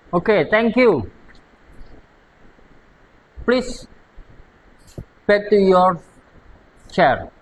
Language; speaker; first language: English; non-native, learner; Indonesian